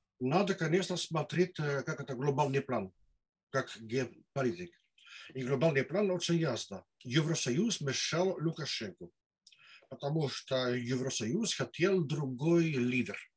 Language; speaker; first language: Russian; non-native, learner; Dutch